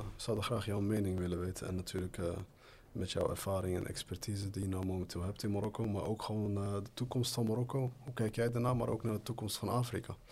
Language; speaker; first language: Dutch; early bilingual, other home language; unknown